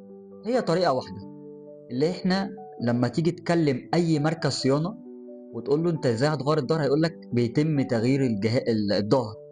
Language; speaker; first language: Arabic; native; Arabic